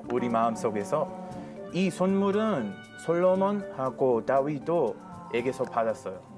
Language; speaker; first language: Korean; non-native, fluent; Hebrew